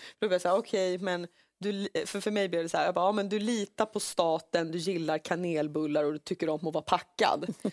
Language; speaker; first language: Swedish; native; Swedish